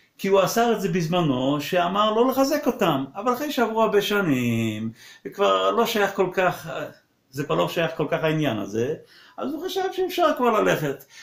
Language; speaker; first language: Hebrew; non-native, local second language; Yiddish